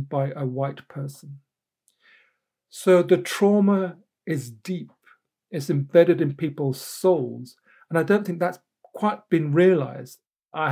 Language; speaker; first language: English; native; English